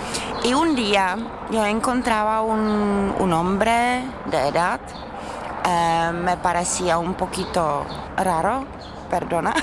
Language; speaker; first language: Spanish; non-native, fluent; Czech